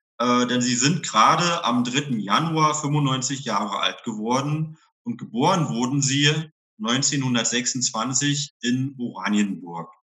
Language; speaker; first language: German; native; German